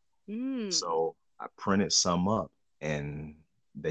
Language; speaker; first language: English; native; English